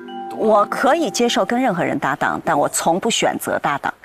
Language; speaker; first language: Chinese; native; Chinese